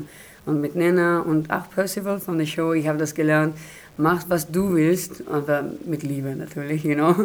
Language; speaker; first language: German; non-native, learner; Hebrew